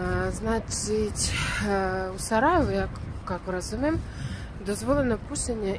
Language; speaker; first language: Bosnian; non-native, learner; Russian